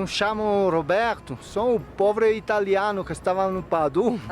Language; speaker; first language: Portuguese; non-native, learner; Italian